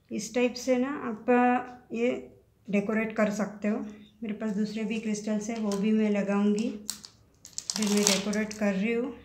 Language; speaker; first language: Hindi; non-native, local second language; Marathi